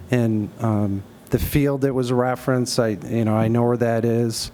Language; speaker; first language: English; native; English